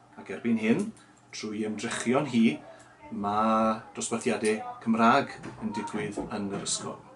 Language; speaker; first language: Welsh; native; Welsh